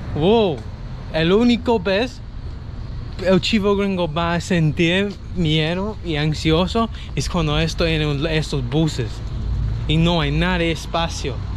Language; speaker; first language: Spanish; non-native, learner; English